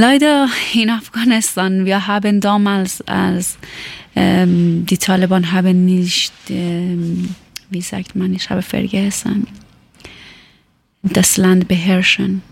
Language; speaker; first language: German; non-native, learner; Persian